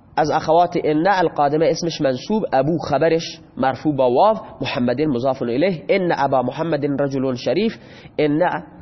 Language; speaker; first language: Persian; non-native, local second language; Baluchi